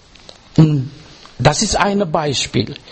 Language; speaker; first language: German; non-native, fluent; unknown